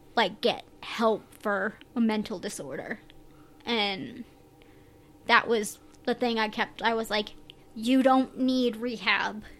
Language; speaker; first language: English; native; English